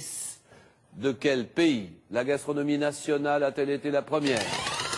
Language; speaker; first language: French; native; French